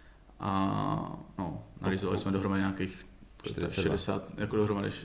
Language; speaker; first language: Czech; native; Czech